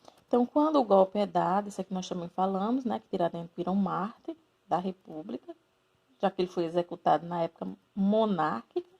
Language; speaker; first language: Portuguese; native; Portuguese